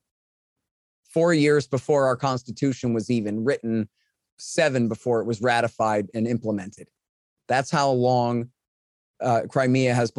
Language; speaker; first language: English; native; English